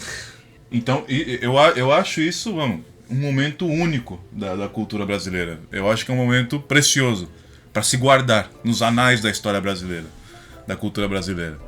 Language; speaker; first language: Portuguese; native; Portuguese